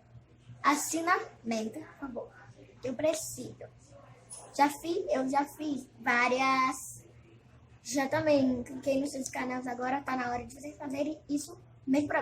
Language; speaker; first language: Portuguese; early bilingual, other home language; Haitian Creole